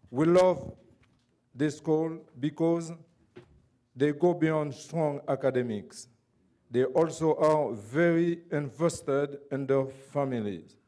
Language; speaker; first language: English; non-native, fluent; Haitian Creole